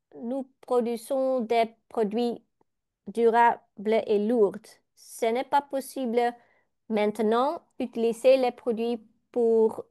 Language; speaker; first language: French; non-native, learner; Dutch